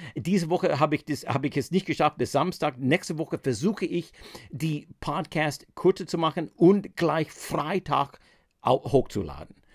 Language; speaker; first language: German; non-native, fluent; English